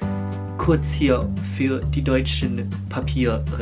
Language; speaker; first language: German; early bilingual, other home language; Filipino